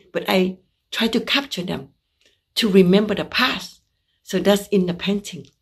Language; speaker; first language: English; non-native, fluent; Vietnamese